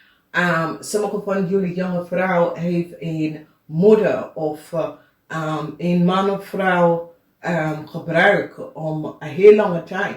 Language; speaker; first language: Dutch; non-native, fluent; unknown